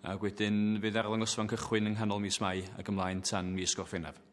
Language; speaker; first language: Welsh; native; Welsh